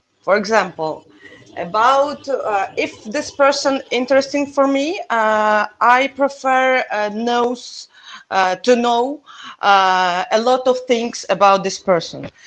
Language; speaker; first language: English; non-native, learner; Russian